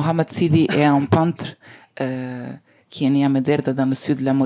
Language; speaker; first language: French; non-native, learner; Spanish